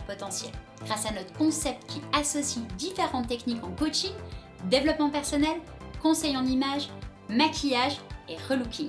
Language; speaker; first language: French; native; French